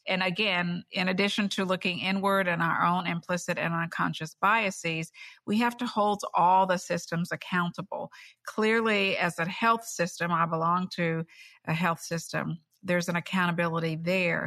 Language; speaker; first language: English; native; English